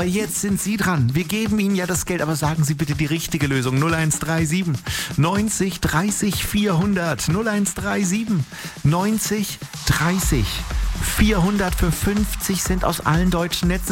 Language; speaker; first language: German; native; German